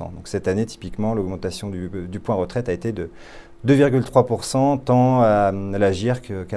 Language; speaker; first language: French; native; French